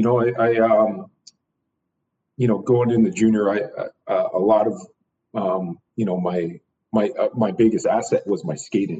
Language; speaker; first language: English; native; English